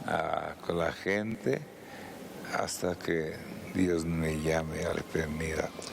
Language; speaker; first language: Spanish; non-native, fluent; Italian